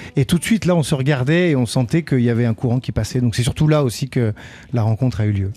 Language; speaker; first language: French; native; French